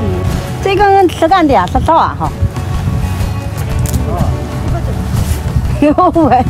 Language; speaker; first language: Chinese; native; Chinese